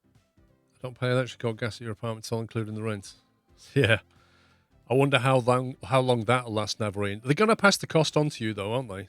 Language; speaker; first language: English; native; English